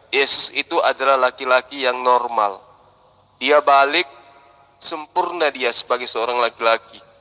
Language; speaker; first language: Indonesian; non-native, local second language; Buginese